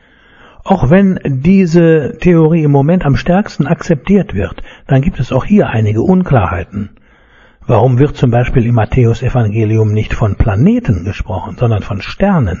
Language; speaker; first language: German; native; German